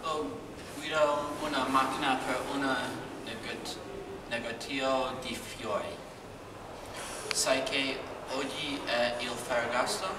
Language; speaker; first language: Italian; non-native, learner; English